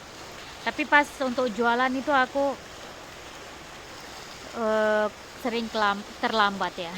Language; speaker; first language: Indonesian; native; Indonesian